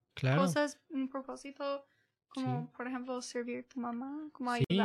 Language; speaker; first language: Spanish; early bilingual, heritage; English